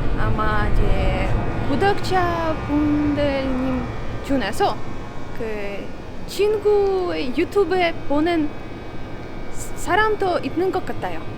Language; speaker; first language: Korean; non-native, learner; Ukrainian